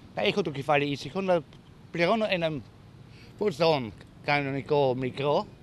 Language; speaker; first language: Greek; non-native, fluent; German